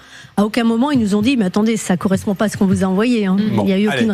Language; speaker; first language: French; native; French